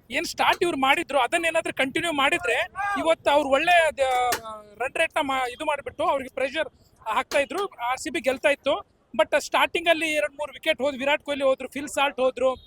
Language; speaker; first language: Kannada; native; Kannada